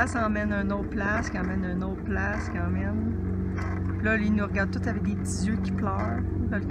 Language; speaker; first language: French; native; French